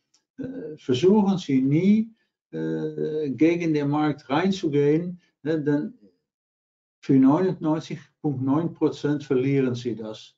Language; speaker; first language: German; non-native, learner; Dutch